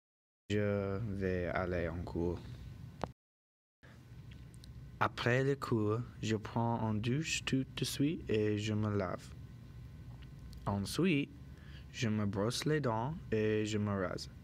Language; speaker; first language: French; non-native, learner; English